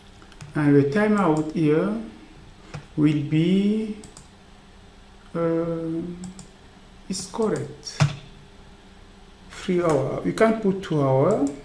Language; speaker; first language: English; non-native, learner; French